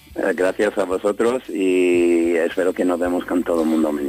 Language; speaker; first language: Spanish; non-native, learner; English